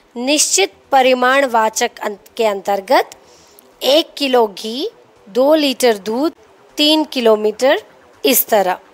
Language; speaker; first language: Hindi; non-native, local second language; Telugu